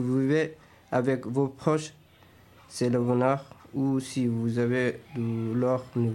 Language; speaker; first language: French; non-native, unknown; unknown